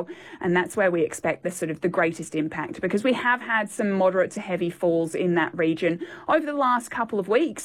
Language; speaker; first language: English; native; English